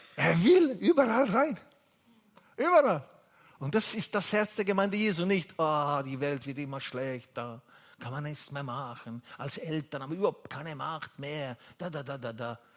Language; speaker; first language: German; non-native, fluent; Italian